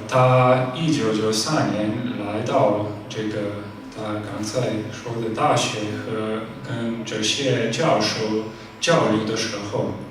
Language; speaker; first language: Chinese; non-native, fluent; Slovenian